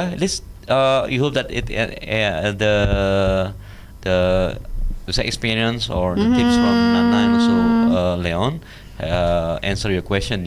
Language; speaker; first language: English; non-native, learner; Indonesian